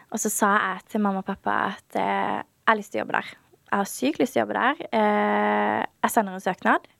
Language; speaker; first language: Norwegian; native; Norwegian